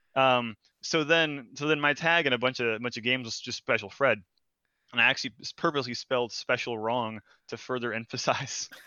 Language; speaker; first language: English; non-native, fluent; Portuguese